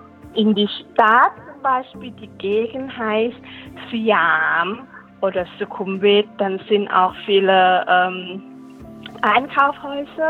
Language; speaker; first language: German; non-native, learner; Thai